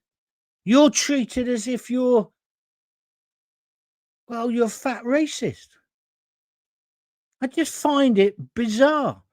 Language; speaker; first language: English; native; English